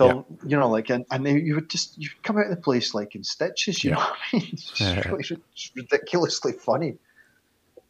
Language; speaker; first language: English; native; English